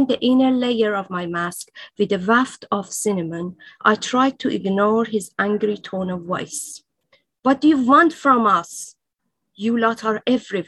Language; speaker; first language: English; non-native, fluent; Persian